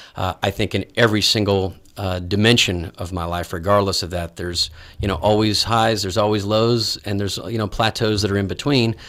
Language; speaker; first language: English; native; English